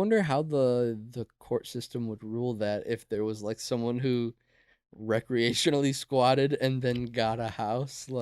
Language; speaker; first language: English; native; English